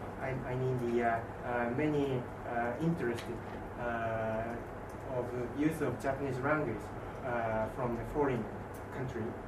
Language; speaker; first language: English; non-native, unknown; Japanese